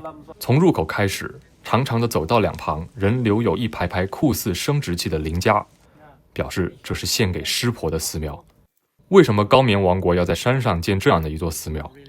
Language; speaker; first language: Chinese; native; Chinese